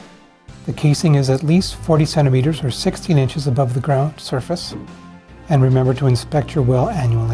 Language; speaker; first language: English; native; English